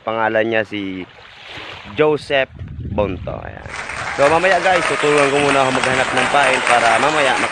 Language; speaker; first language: Filipino; non-native, local second language; Bikol